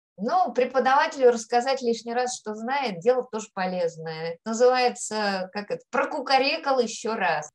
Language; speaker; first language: Russian; native; Russian